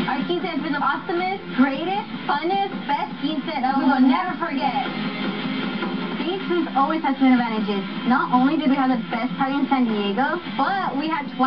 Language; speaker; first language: English; early bilingual, other home language; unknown